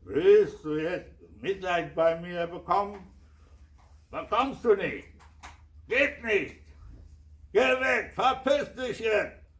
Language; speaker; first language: German; non-native, fluent; Kurdish